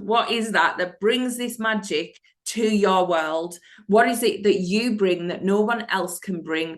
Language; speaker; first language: English; native; English